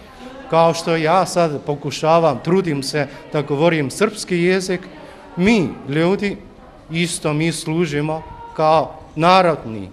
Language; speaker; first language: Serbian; non-native, fluent; Chinese